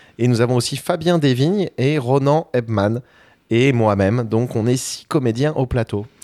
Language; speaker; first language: French; native; French